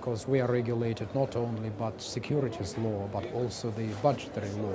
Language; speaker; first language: English; non-native, fluent; Russian